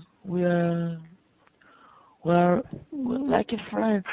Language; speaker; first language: English; non-native, learner; Hebrew